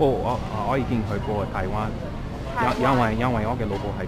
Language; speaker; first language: Chinese; non-native, fluent; English